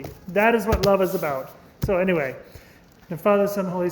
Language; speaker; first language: English; native; English